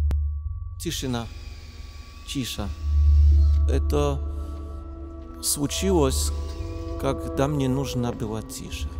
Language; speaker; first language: Russian; non-native, learner; Polish